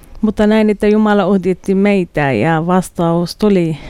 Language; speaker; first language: Finnish; non-native, learner; Arabic